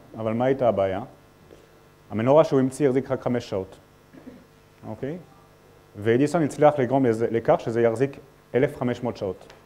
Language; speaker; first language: Hebrew; non-native, fluent; French